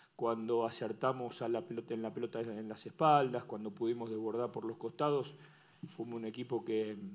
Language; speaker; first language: Spanish; native; Spanish